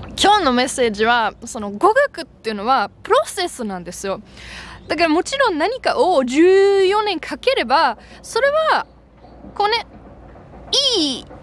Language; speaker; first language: Japanese; non-native, fluent; German